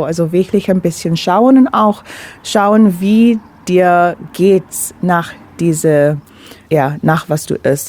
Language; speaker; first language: German; non-native, fluent; English